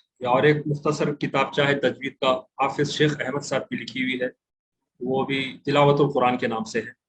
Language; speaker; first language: Urdu; native; Urdu